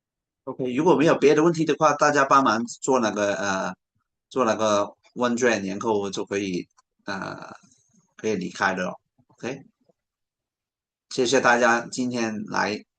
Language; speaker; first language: Chinese; non-native, local second language; Cantonese